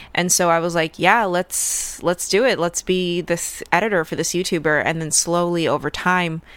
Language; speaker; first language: English; early bilingual, other home language; Russian